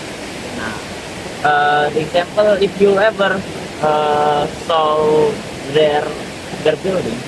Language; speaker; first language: English; non-native, learner; Indonesian